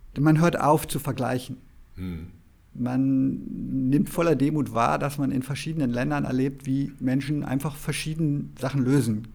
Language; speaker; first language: German; native; German